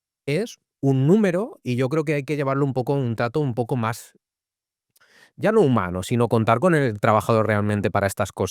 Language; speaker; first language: Spanish; native; Spanish